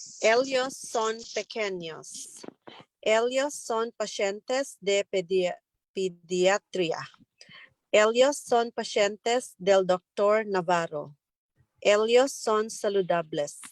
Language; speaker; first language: Spanish; non-native, learner; English